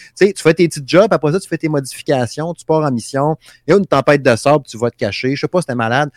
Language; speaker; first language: French; native; French